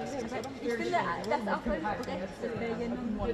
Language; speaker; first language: German; native; German